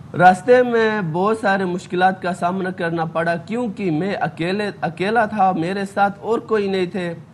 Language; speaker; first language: Urdu; non-native, local second language; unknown